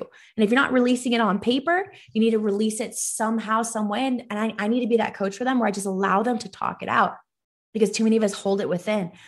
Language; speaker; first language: English; native; English